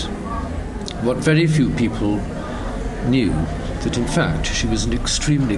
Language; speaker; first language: English; native; English